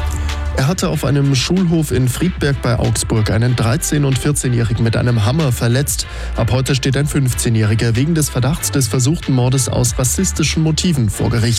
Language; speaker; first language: German; native; German